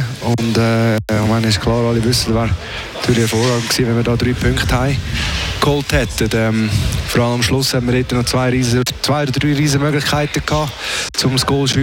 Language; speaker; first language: German; native; German